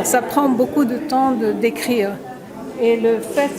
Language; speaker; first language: French; non-native, local second language; Arabic